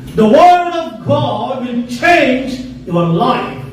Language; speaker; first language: English; non-native, local second language; Kannada